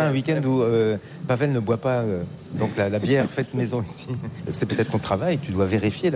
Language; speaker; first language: French; native; French